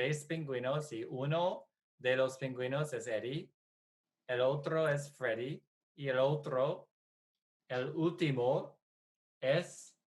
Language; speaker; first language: Spanish; non-native, fluent; English